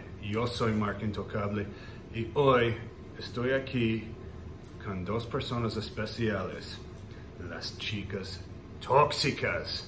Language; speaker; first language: Spanish; non-native, learner; English